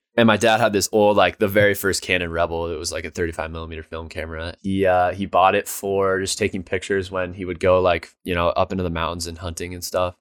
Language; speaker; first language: English; native; English